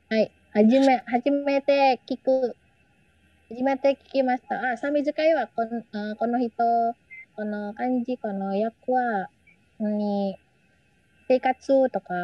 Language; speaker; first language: Japanese; non-native, learner; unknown